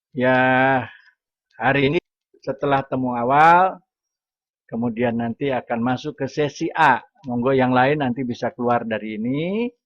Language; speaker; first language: Indonesian; non-native, local second language; Sundanese